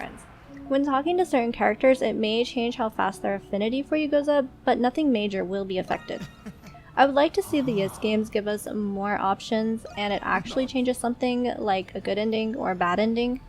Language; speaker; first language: English; native; English